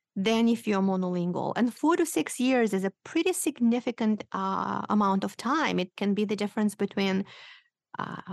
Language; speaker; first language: English; non-native, fluent; Romanian